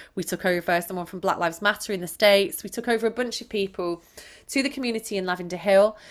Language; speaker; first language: English; native; English